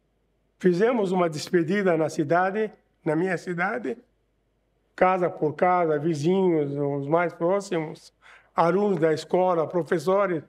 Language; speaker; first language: Portuguese; non-native, fluent; Arabic